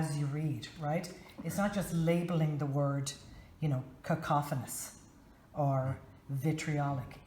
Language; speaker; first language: English; native; English